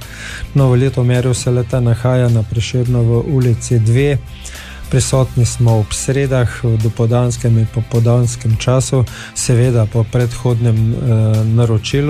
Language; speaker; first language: Slovenian; native; Slovenian